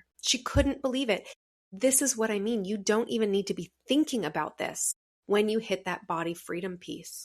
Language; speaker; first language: English; native; English